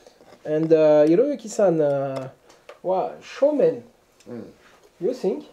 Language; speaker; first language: English; non-native, learner; French